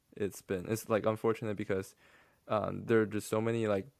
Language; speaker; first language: English; non-native, fluent; Chinese